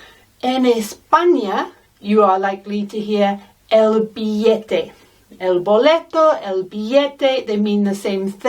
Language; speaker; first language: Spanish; non-native, fluent; English